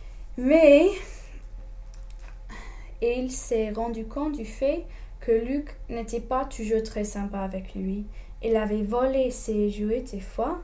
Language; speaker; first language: French; non-native, learner; English